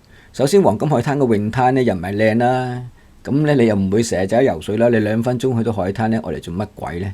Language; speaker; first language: Cantonese; native; Cantonese